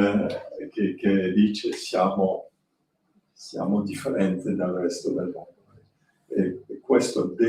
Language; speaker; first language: Italian; non-native, learner; French